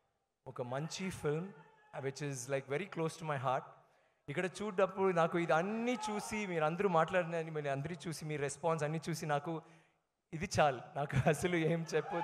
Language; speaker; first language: Telugu; non-native, fluent; Tamil